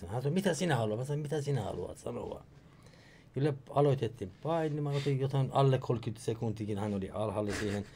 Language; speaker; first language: Finnish; non-native, fluent; Persian